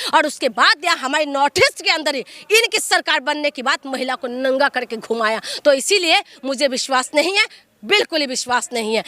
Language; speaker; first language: Hindi; non-native, local second language; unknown